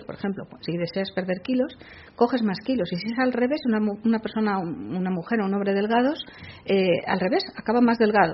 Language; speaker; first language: Spanish; native; Spanish